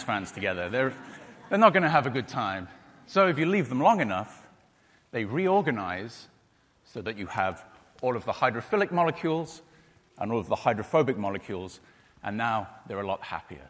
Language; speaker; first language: English; native; English